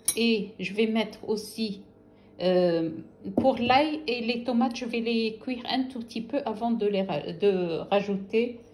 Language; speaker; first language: French; non-native, local second language; Arabic